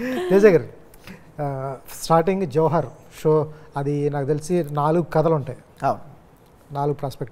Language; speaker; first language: Telugu; native; Telugu